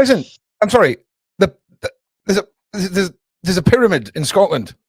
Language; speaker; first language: English; native; English